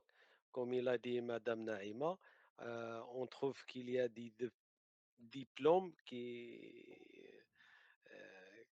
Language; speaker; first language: French; non-native, learner; Arabic